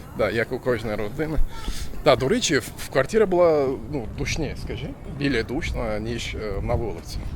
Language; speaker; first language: Ukrainian; non-native, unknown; Turkish